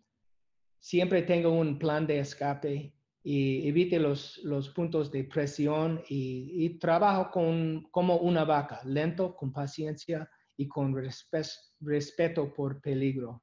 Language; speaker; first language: Spanish; non-native, learner; English